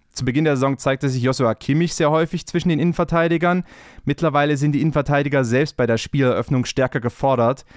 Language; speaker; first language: German; native; German